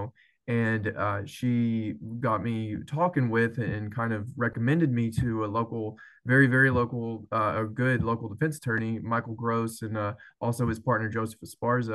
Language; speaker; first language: English; native; English